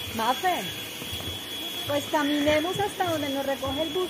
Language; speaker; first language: Spanish; native; Spanish